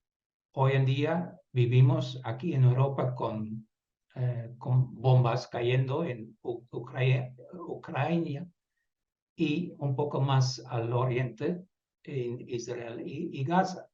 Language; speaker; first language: Spanish; non-native, fluent; Dutch